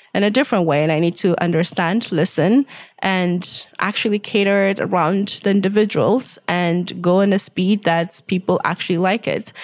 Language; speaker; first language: English; non-native, fluent; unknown